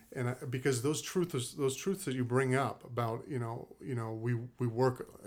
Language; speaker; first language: English; native; English